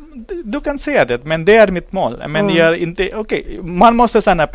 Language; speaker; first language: Swedish; non-native, learner; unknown